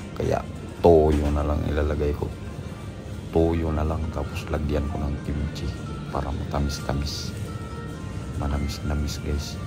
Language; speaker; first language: Filipino; non-native, local second language; Cebuano